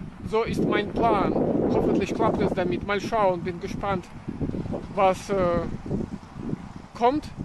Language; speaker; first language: German; non-native, fluent; Russian